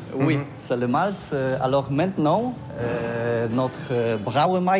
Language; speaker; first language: French; non-native, learner; Polish